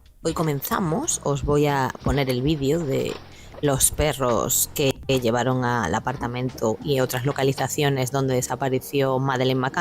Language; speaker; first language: Spanish; native; Spanish